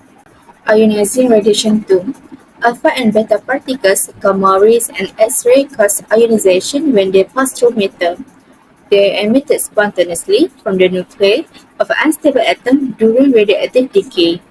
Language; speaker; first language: English; non-native, learner; Malay